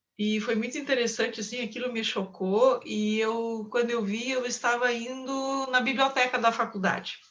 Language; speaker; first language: Portuguese; non-native, local second language; German